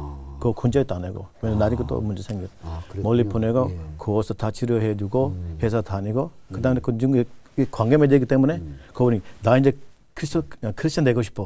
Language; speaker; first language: Korean; non-native, learner; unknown